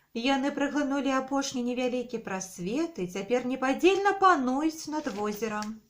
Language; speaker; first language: Belarusian; non-native, local second language; Russian